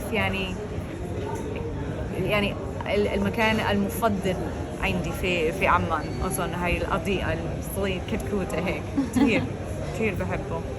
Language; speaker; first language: Arabic; non-native, fluent; English